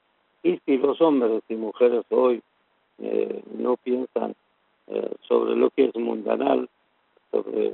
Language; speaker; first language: Spanish; non-native, learner; Persian